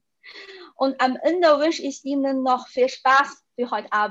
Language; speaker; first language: German; non-native, fluent; Chinese